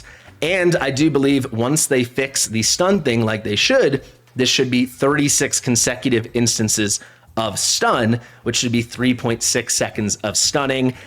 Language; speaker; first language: English; native; English